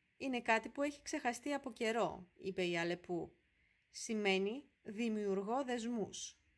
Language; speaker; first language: Greek; non-native, fluent; Polish